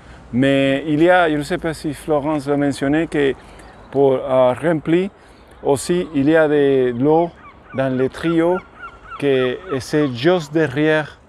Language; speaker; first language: French; non-native, learner; Spanish